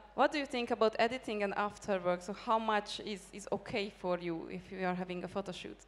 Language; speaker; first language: English; non-native, fluent; Hungarian